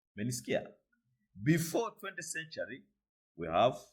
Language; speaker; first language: English; non-native, local second language; Swahili